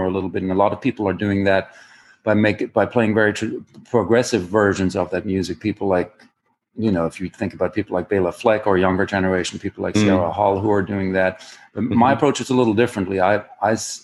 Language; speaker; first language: English; non-native, fluent; German